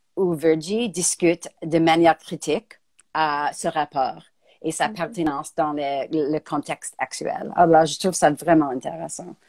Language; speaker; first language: French; native; French